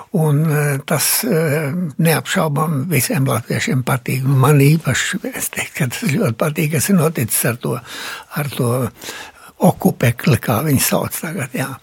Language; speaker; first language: Latvian; early bilingual, heritage; Latvian